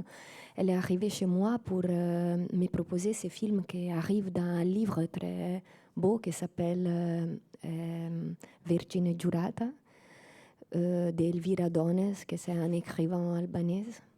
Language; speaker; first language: French; non-native, fluent; Italian